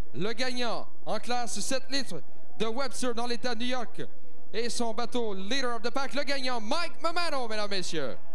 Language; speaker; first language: French; native; French